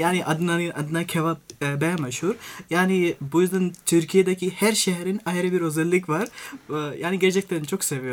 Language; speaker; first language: Turkish; non-native, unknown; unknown